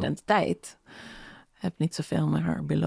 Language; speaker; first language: Dutch; non-native, fluent; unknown